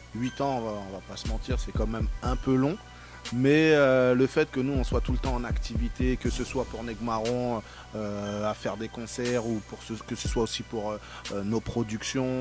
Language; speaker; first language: French; native; French